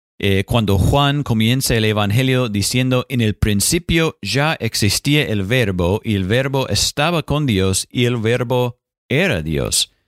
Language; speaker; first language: Spanish; non-native, fluent; English